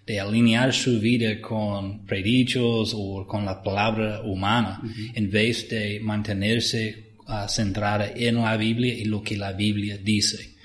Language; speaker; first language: Spanish; non-native, fluent; English